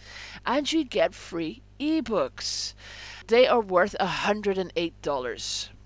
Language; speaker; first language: English; native; English